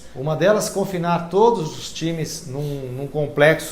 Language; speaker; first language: Portuguese; native; Portuguese